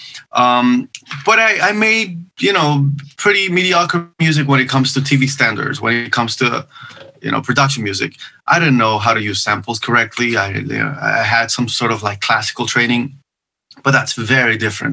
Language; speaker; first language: English; non-native, fluent; Spanish